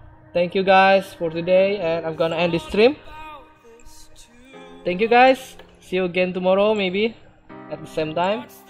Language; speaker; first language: English; non-native, learner; Indonesian